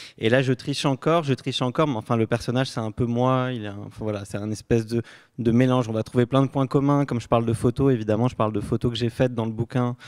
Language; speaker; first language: French; native; French